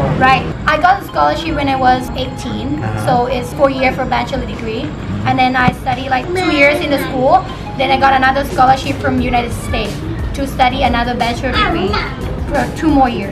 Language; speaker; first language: English; non-native, learner; Thai